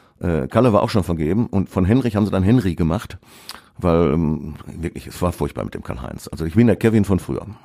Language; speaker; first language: German; native; German